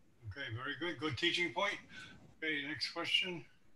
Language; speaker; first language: English; native; English